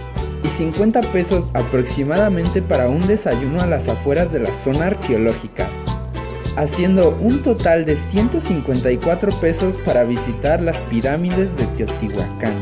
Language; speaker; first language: Spanish; native; Spanish